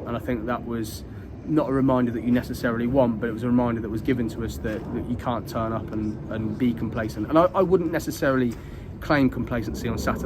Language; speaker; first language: English; native; English